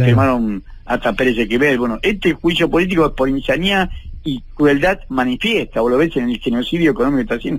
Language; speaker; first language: Spanish; native; Spanish